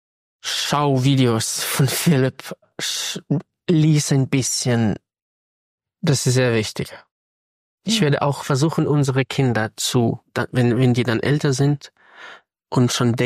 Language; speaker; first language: German; non-native, fluent; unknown